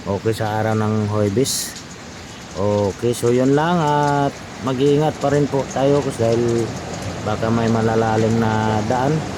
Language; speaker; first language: Filipino; native; Filipino